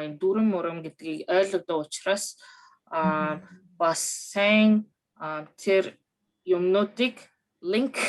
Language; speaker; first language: Mongolian; early bilingual, other home language; Korean